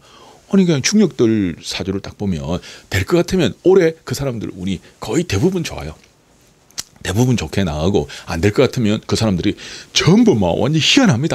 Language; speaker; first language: Korean; native; Korean